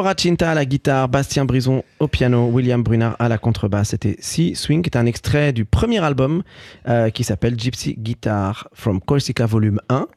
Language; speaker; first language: French; early bilingual, other home language; Arabic